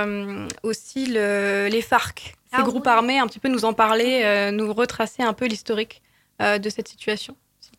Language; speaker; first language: French; native; French